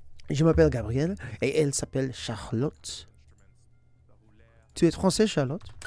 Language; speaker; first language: French; non-native, learner; English